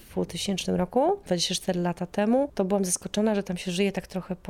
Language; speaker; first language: Polish; native; Polish